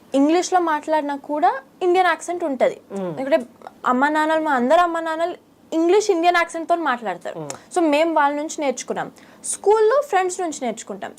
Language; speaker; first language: Telugu; early bilingual, heritage; Telugu